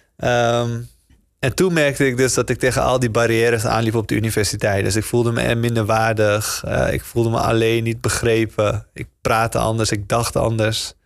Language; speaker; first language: Dutch; native; Dutch